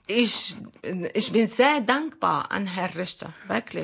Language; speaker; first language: German; non-native, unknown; Arabic